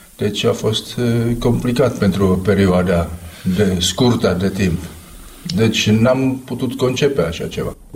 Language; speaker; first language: Romanian; non-native, fluent; Czech